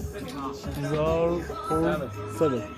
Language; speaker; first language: English; non-native, fluent; Persian